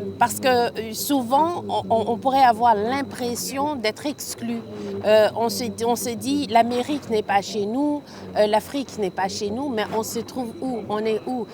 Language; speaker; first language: French; early bilingual, other home language; Haitian Creole